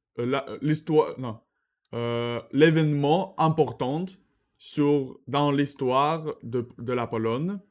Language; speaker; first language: French; non-native, learner; Russian